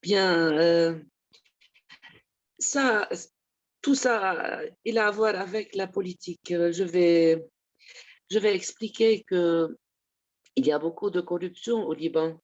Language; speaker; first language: French; non-native, local second language; Arabic